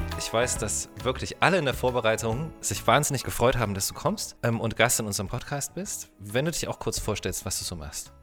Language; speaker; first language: German; native; German